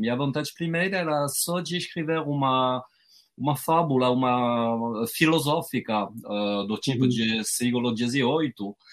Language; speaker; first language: Portuguese; non-native, fluent; French